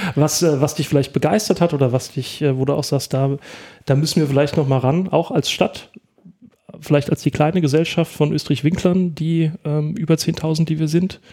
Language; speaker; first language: German; native; German